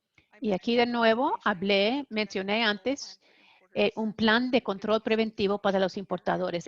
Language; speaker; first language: Spanish; non-native, fluent; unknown